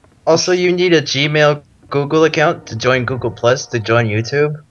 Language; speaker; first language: English; native; English